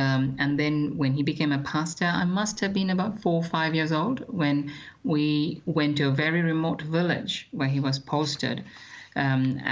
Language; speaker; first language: English; non-native, local second language; Malayalam